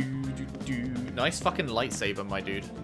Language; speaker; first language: English; native; English